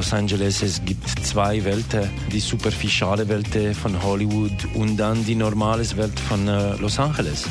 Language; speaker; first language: German; non-native, local second language; French